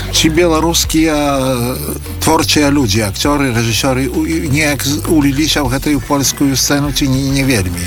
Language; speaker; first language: Belarusian; native; Belarusian